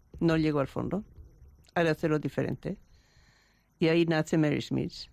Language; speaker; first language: Spanish; non-native, fluent; German